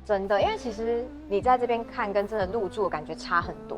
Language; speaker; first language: Chinese; native; Chinese